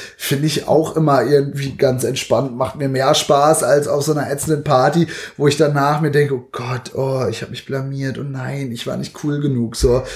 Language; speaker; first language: German; native; German